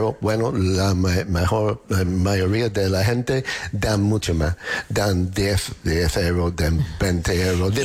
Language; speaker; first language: Spanish; non-native, fluent; English